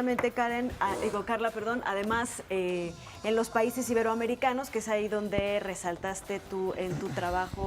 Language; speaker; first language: Spanish; native; Spanish